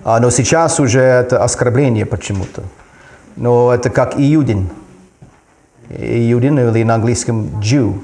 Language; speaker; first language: Russian; non-native, fluent; English